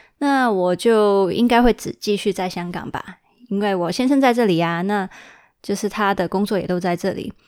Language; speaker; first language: Chinese; early bilingual, heritage; Chinese